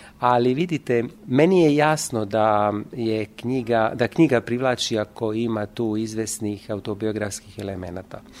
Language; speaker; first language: Serbian; non-native, fluent; Italian